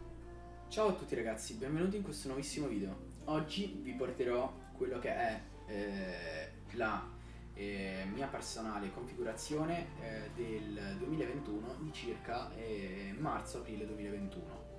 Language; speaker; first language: Italian; native; Italian